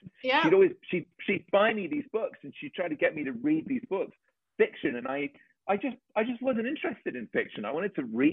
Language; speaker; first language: English; native; English